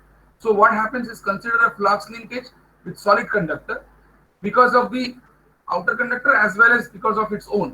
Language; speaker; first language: English; non-native, local second language; Bangla